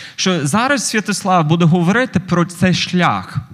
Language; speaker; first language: Ukrainian; non-native, fluent; English